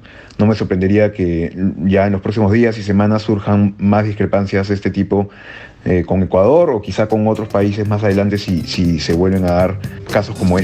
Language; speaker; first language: Spanish; native; Spanish